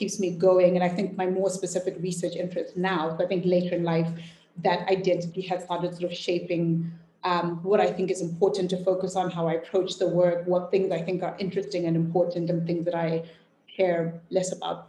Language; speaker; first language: English; non-native, local second language; Shona